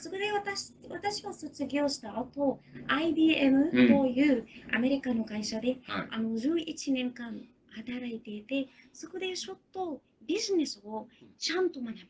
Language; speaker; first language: Japanese; non-native, learner; Arabic